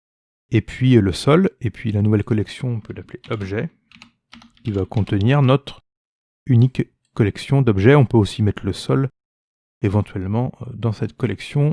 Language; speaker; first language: French; native; French